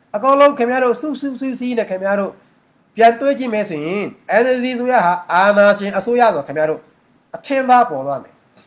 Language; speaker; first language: Burmese; non-native, local second language; Mon